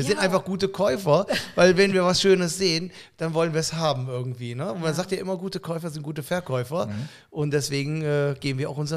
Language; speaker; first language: German; native; German